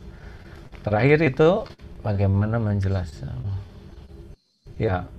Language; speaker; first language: Indonesian; native; Indonesian